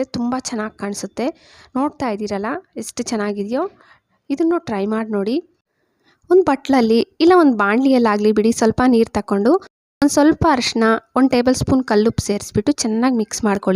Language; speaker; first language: Kannada; native; Kannada